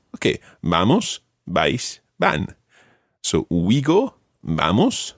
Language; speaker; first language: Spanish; non-native, fluent; English